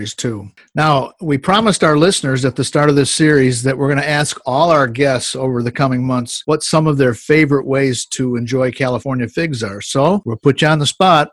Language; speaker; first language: English; native; English